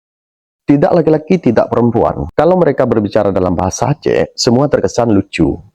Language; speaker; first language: Indonesian; native; Indonesian